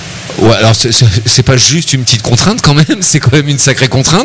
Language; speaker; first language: French; native; French